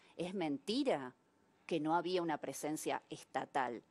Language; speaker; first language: Spanish; native; Spanish